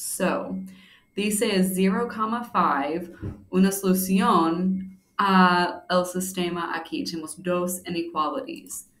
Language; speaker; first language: Spanish; non-native, fluent; English